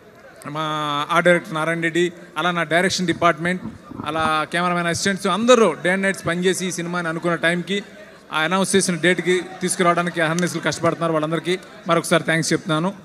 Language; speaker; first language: Telugu; native; Telugu